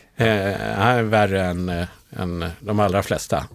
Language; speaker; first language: Swedish; native; Swedish